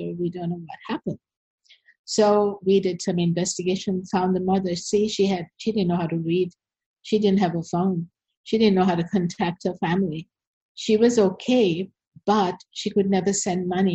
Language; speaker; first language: English; non-native, local second language; Sinhala